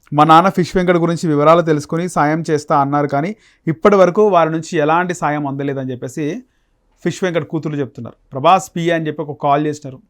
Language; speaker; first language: Telugu; native; Telugu